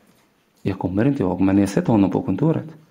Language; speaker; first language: Swedish; non-native, learner; Arabic